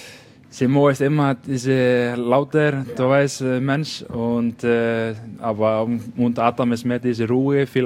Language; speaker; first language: German; non-native, learner; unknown